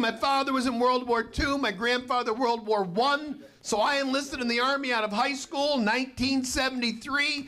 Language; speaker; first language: English; native; English